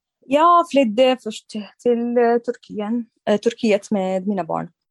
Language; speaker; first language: Swedish; non-native, fluent; Arabic